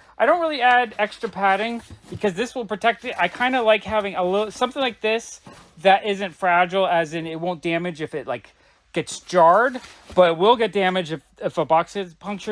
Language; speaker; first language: English; native; English